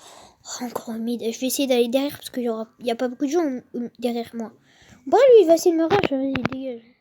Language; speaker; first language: French; native; French